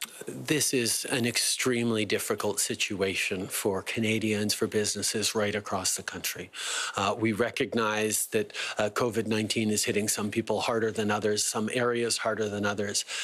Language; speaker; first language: English; native; English